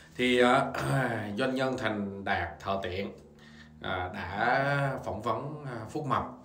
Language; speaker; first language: Vietnamese; native; Vietnamese